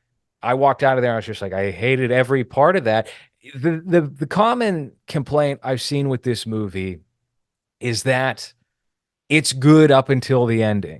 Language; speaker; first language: English; native; English